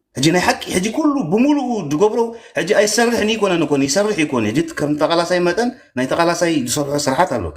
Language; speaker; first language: Tigrinya; native; Tigrinya